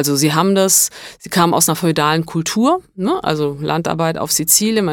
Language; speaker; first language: German; early bilingual, other home language; Italian